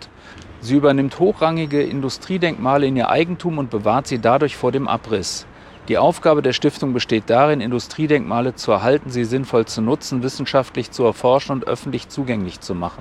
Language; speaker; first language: German; native; German